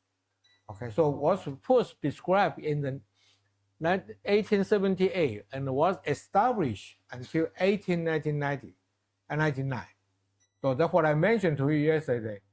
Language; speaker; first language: English; non-native, fluent; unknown